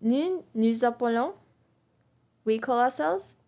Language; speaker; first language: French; non-native, learner; English